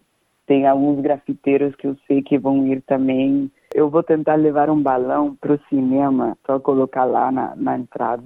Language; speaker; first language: Portuguese; non-native, fluent; Danish